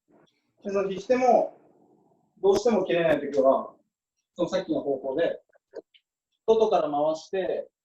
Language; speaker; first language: Japanese; native; Japanese